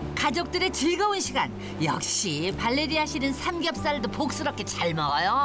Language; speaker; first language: Korean; native; Korean